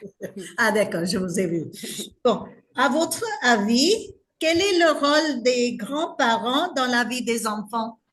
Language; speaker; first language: French; non-native, fluent; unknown